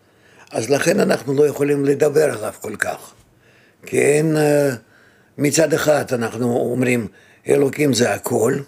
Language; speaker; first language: Hebrew; non-native, fluent; Russian